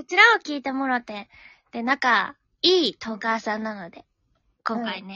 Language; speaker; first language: Japanese; native; Japanese